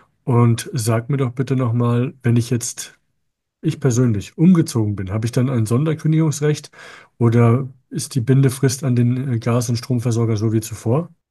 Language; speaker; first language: German; native; German